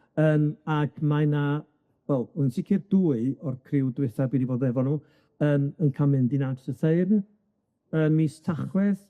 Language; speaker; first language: Welsh; native; Welsh